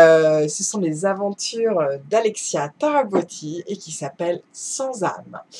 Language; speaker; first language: French; native; French